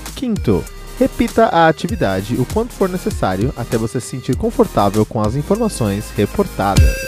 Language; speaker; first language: Portuguese; native; Portuguese